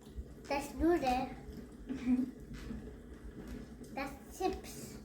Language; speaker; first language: German; early bilingual, other home language; Serbian